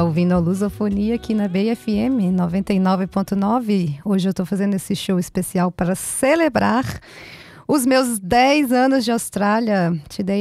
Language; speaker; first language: English; non-native, fluent; Portuguese